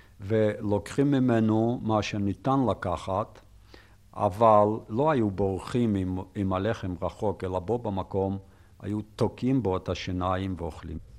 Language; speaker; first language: Hebrew; non-native, fluent; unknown